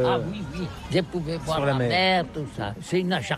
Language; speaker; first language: French; non-native, learner; Catalan